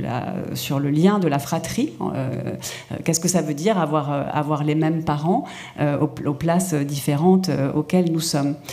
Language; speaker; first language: French; native; French